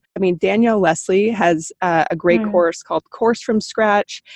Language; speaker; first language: English; native; English